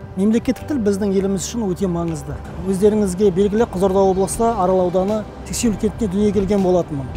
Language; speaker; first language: Kazakh; non-native, local second language; Russian